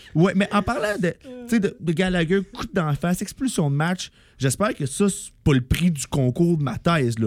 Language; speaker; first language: French; native; French